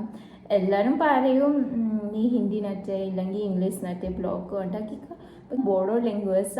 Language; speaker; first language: Malayalam; non-native, learner; Bodo